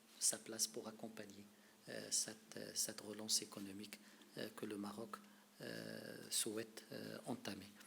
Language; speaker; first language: French; non-native, local second language; Arabic